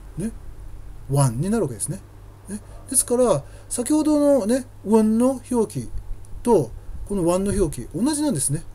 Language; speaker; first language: Japanese; native; Japanese